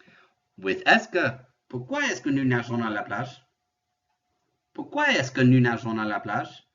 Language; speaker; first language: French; non-native, fluent; English